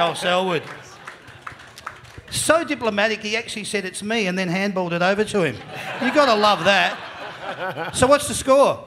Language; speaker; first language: English; native; English